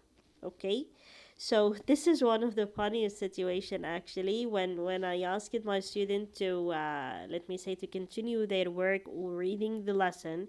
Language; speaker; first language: English; non-native, fluent; Arabic